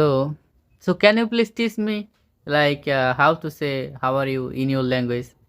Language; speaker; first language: English; non-native, fluent; Bangla